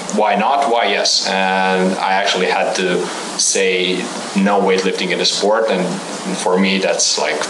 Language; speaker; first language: English; non-native, fluent; Croatian